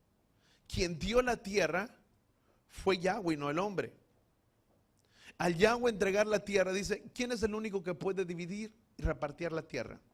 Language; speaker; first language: Spanish; native; Spanish